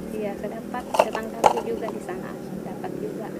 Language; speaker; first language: Indonesian; non-native, local second language; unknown